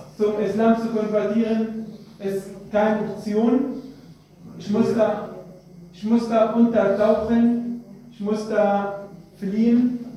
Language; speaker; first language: German; non-native, fluent; Arabic